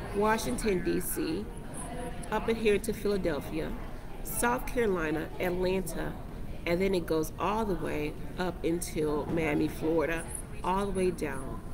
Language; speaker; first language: English; native; English